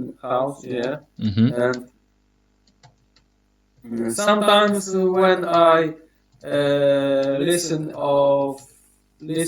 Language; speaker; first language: English; non-native, learner; Polish